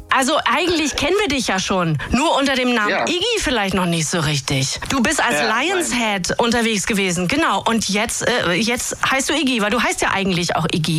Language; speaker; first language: German; native; German